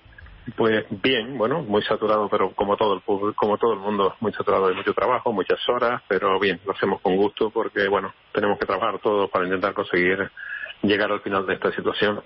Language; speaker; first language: Spanish; native; Spanish